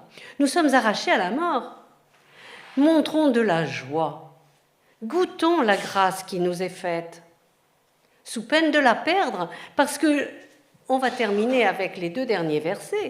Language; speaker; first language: French; native; French